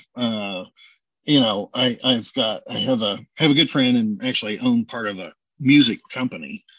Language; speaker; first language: English; native; English